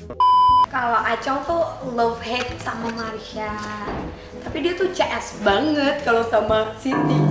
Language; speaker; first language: Indonesian; native; Indonesian